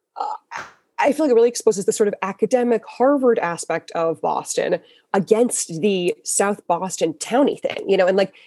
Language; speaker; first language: English; native; English